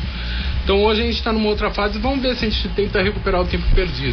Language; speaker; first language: Portuguese; native; Portuguese